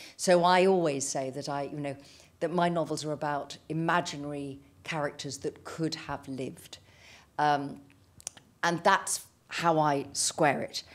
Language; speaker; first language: English; native; English